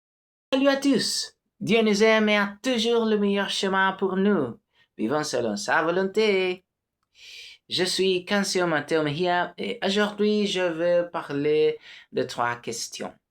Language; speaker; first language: French; non-native, learner; Spanish